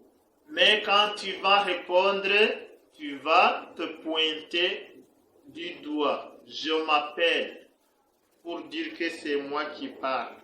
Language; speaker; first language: French; non-native, fluent; Kinyarwanda